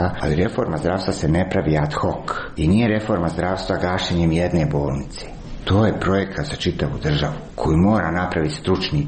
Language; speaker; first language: Serbian; native; Serbian